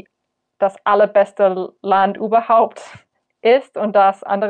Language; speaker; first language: German; non-native, fluent; English